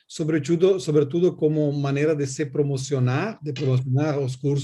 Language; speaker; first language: Portuguese; non-native, learner; Italian